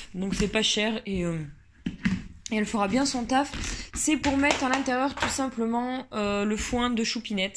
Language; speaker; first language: French; native; French